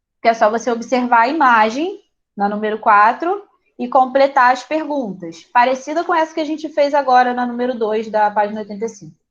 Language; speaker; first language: Portuguese; native; Portuguese